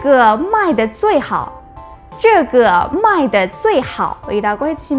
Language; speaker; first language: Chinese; non-native, fluent; Korean